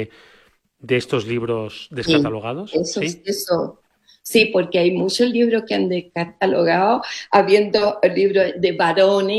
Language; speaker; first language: Spanish; native; Spanish